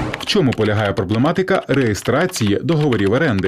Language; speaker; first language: Ukrainian; native; Ukrainian